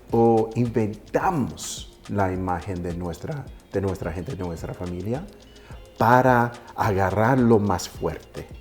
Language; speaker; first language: Spanish; early bilingual, heritage; Spanish